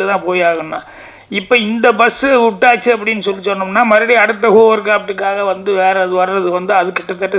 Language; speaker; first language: Tamil; native; Tamil